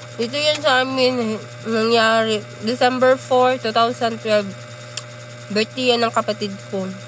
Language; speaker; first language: Filipino; non-native, local second language; Cebuano